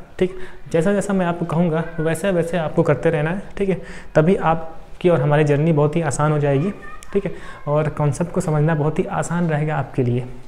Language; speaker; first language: Hindi; native; Hindi